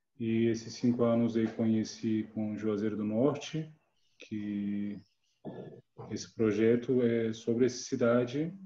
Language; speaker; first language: Portuguese; non-native, learner; Turkish